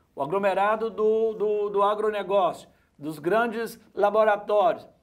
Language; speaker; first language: Portuguese; native; Portuguese